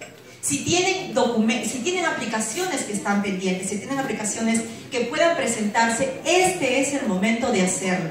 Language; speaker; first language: Spanish; native; Spanish